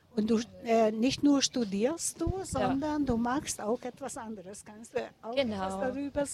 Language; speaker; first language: German; non-native, fluent; Hungarian